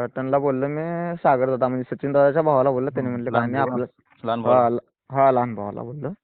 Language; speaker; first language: Marathi; native; Marathi